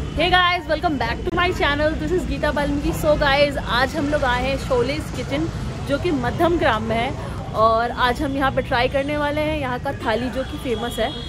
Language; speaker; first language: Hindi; native; Hindi